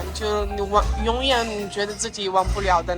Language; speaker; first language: Chinese; non-native, fluent; Arabic